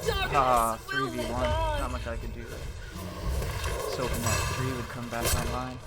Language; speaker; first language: English; native; English